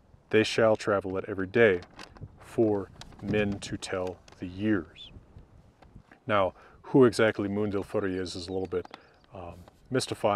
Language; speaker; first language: English; native; English